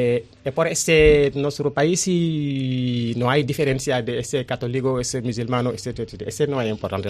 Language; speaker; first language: Spanish; non-native, learner; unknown